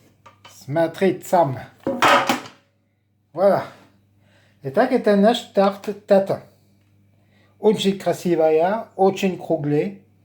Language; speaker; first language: Russian; non-native, learner; French